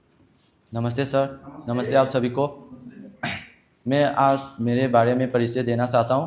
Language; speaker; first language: Hindi; non-native, local second language; Manipuri